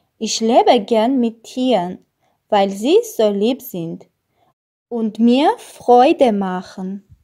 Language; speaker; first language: German; non-native, learner; Armenian